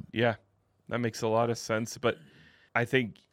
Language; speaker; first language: English; native; English